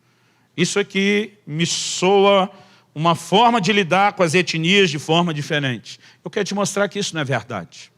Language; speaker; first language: Portuguese; native; Portuguese